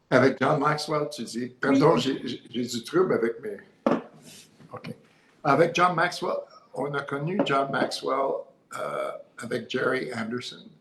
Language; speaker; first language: French; non-native, learner; English